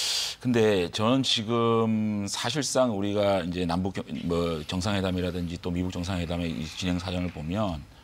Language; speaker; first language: Korean; native; Korean